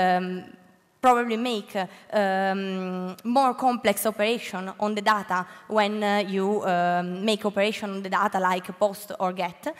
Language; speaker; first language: English; non-native, learner; Italian